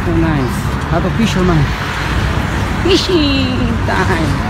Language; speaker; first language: English; non-native, learner; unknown